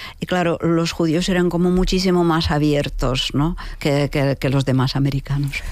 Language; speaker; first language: Spanish; non-native, fluent; Czech